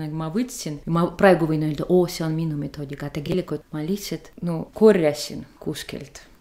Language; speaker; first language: Estonian; non-native, learner; Russian